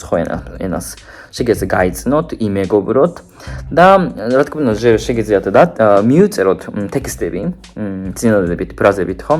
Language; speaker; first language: Georgian; non-native, fluent; Japanese